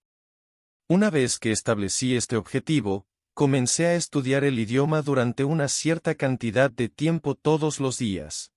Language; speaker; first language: Spanish; non-native, fluent; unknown